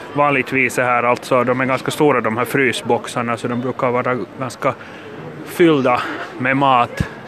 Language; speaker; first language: Swedish; native; Swedish